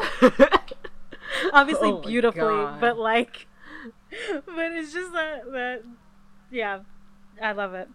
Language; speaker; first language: English; native; English